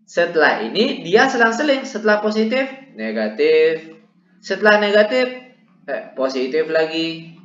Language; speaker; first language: Indonesian; native; Indonesian